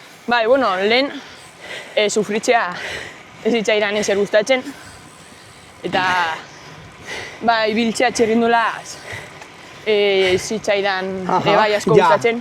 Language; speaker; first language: Basque; non-native, local second language; Spanish